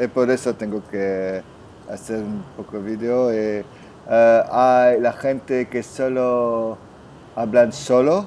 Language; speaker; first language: Spanish; non-native, learner; French